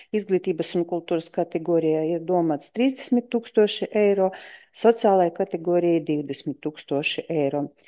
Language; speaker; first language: Latvian; non-native, local second language; Russian